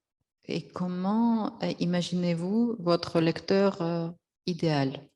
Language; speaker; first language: French; non-native, fluent; Russian